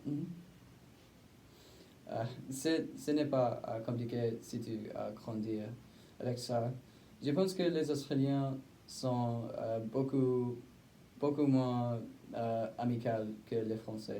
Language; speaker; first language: French; non-native, learner; English